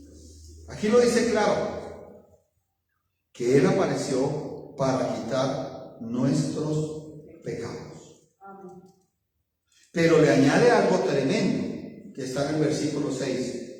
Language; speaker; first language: Spanish; native; Spanish